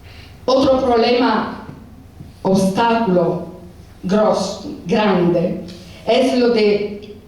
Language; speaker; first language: Spanish; non-native, fluent; Italian